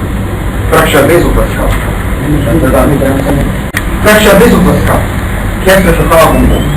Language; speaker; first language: Arabic; native; Arabic